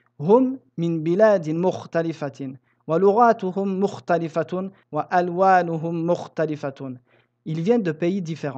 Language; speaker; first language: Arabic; non-native, fluent; French